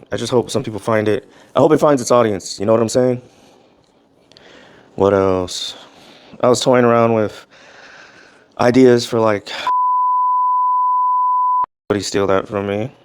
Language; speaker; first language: English; native; English